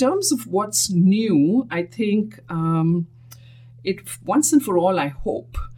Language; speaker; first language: English; non-native, local second language; Hindi